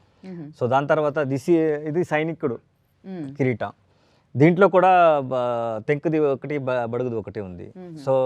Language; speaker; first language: Telugu; non-native, learner; Kannada